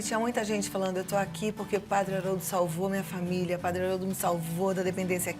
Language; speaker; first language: Portuguese; native; Portuguese